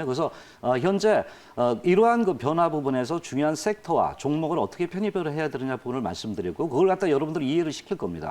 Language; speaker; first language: Korean; native; Korean